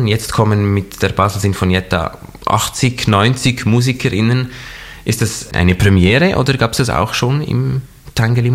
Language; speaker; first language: German; native; German